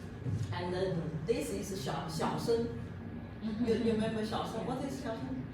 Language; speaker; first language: English; non-native, learner; Chinese